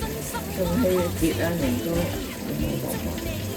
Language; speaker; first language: Cantonese; native; Cantonese